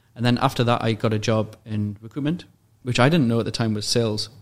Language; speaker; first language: English; native; English